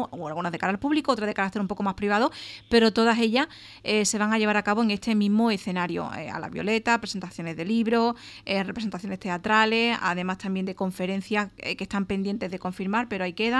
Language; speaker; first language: Spanish; native; Spanish